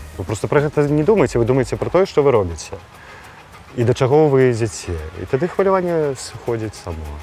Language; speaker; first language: Belarusian; non-native, local second language; Russian